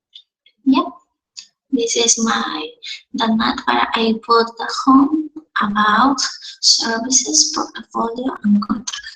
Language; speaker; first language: English; non-native, learner; Spanish